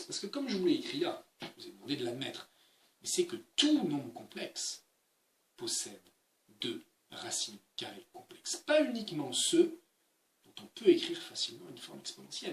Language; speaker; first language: French; native; French